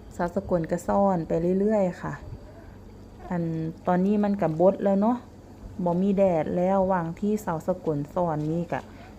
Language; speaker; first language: Thai; native; Thai